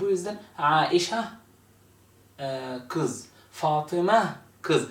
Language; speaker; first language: Turkish; non-native, fluent; Arabic